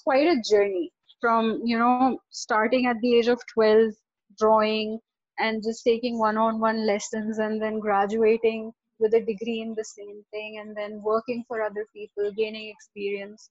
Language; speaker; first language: English; non-native, local second language; Urdu